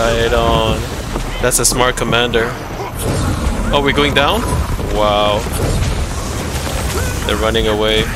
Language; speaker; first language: English; non-native, fluent; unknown